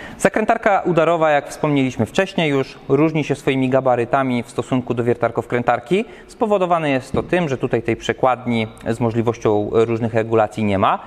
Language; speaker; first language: Polish; native; Polish